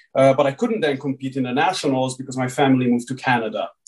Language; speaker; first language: English; early bilingual, other home language; Hungarian